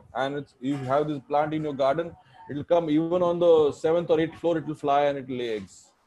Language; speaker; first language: English; non-native, local second language; Marathi